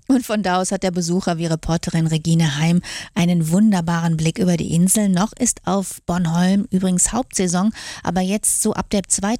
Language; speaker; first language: German; native; German